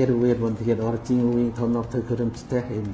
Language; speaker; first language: Mongolian; non-native, fluent; Lao